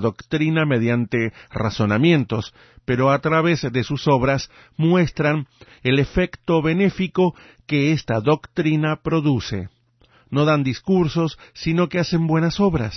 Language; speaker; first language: Spanish; native; Spanish